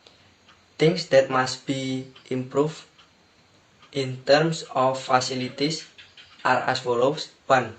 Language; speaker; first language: English; non-native, learner; Indonesian